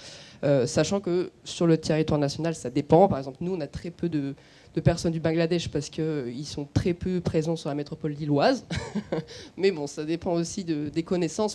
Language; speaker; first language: French; native; French